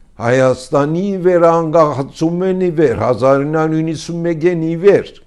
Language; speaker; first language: Armenian; early bilingual, heritage; Armenian